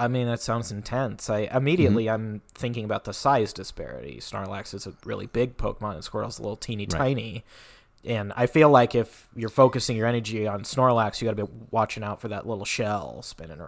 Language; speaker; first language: English; native; English